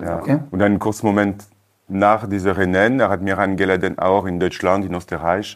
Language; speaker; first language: German; non-native, learner; French